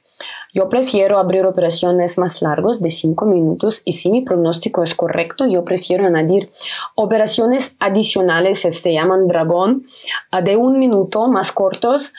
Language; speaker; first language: Spanish; non-native, fluent; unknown